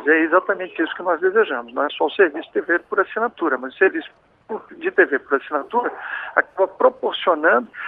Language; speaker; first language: Portuguese; native; Portuguese